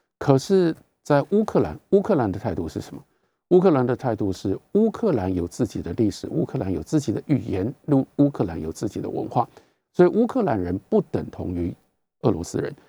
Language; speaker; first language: Chinese; native; Chinese